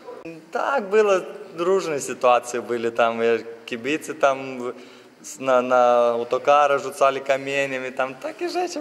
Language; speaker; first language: Polish; non-native, learner; Lithuanian